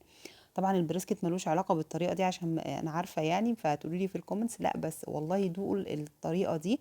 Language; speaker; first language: Arabic; native; Arabic